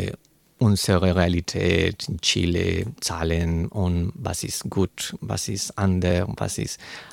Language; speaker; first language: German; non-native, learner; Spanish